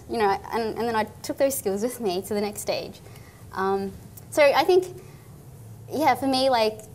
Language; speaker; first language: English; native; English